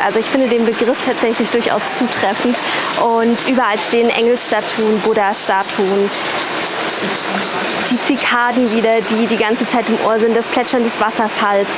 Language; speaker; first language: German; native; German